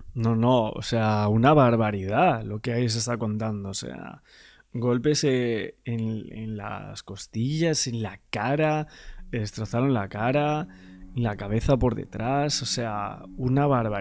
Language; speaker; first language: Spanish; native; Spanish